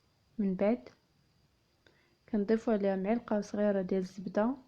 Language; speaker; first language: Arabic; native; Arabic